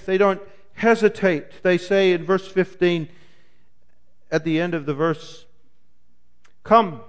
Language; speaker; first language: English; native; English